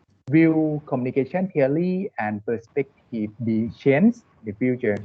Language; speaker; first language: English; non-native, learner; Thai